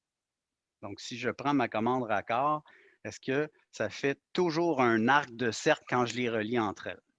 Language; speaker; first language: French; native; French